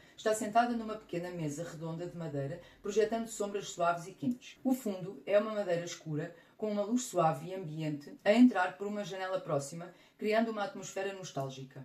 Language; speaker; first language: Portuguese; native; Portuguese